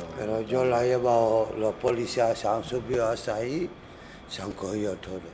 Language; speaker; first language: Spanish; non-native, learner; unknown